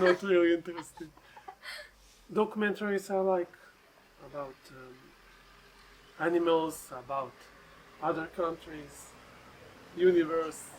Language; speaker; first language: English; non-native, learner; Serbian